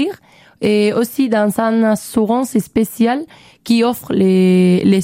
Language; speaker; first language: French; non-native, learner; Spanish